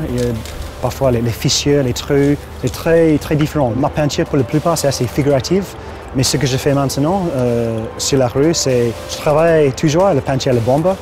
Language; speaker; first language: French; non-native, fluent; English